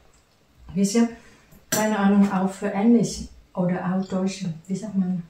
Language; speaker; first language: German; non-native, learner; Vietnamese